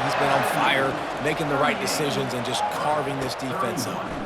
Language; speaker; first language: English; native; English